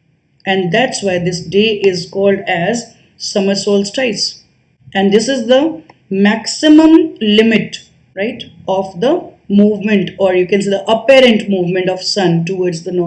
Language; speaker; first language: English; non-native, local second language; Hindi